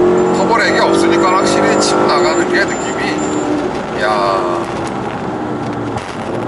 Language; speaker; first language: Korean; native; Korean